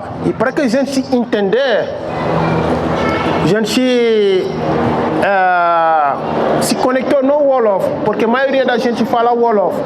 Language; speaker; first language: Portuguese; non-native, fluent; Wolof